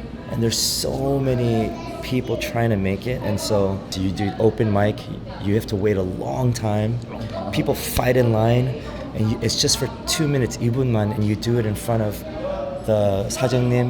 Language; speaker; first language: English; early bilingual, other home language; Korean